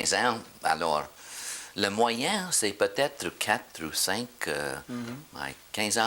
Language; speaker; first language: French; non-native, learner; English